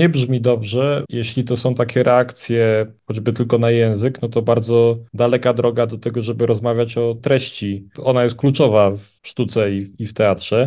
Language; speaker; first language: Polish; native; Polish